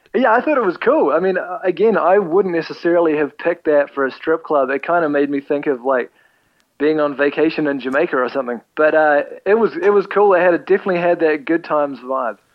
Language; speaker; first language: English; native; English